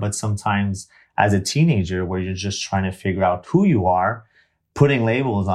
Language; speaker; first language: English; non-native, fluent; French